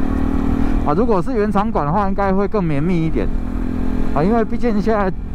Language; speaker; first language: Chinese; native; Chinese